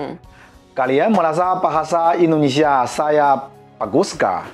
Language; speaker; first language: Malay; non-native, learner; Chinese